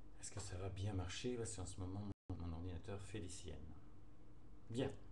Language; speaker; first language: French; native; French